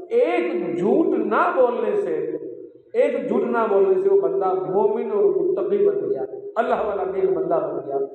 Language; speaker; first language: Urdu; non-native, local second language; Sindhi